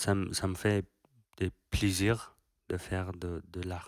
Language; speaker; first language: French; non-native, learner; Persian